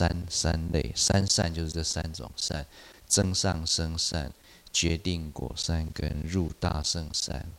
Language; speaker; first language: Chinese; native; Chinese